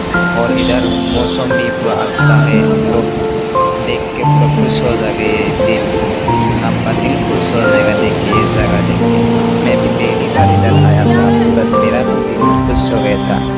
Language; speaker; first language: Hindi; non-native, local second language; Assamese